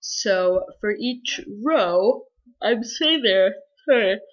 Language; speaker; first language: English; native; English